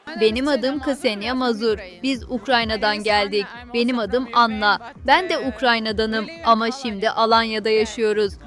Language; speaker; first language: Turkish; non-native, fluent; Ukrainian